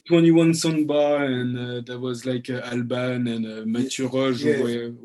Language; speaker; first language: English; early bilingual, heritage; French